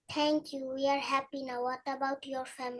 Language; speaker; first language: English; non-native, learner; Bangla